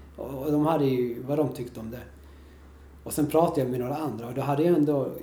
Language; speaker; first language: Swedish; early bilingual, other home language; Spanish